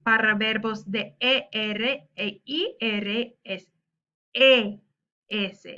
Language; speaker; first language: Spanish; non-native, learner; English